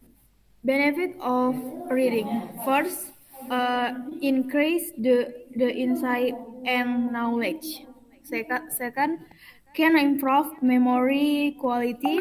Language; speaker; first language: English; non-native, learner; Indonesian